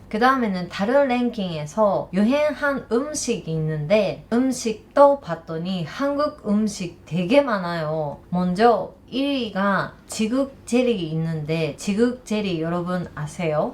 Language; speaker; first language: Korean; non-native, learner; Japanese